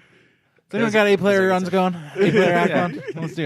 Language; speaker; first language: English; native; English